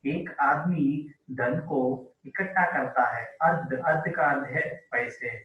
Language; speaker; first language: Hindi; non-native, local second language; Telugu